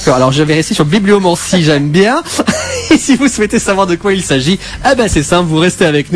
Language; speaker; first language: French; native; French